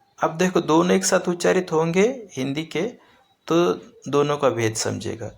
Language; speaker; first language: Hindi; non-native, local second language; Marathi